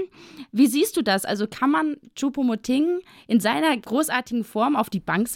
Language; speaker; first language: German; native; German